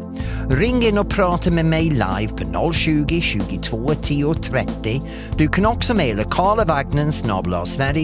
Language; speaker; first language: Swedish; non-native, fluent; English